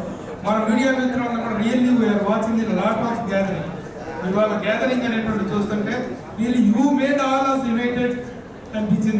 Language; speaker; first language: Telugu; native; Telugu